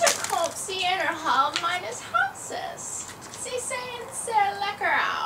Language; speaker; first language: German; non-native, learner; English